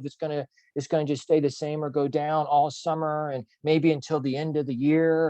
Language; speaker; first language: English; native; English